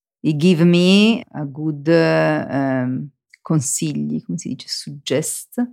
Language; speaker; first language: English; non-native, learner; Italian